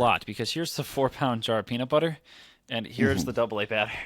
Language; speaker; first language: English; native; English